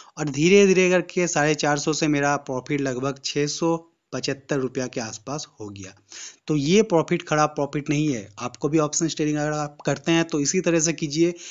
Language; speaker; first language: Hindi; native; Hindi